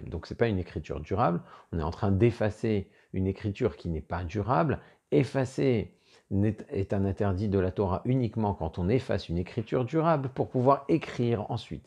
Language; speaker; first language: French; native; French